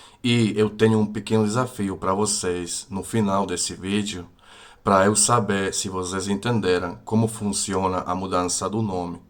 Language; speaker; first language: Portuguese; non-native, fluent; Croatian